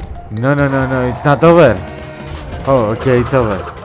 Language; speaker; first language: English; non-native, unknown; Greek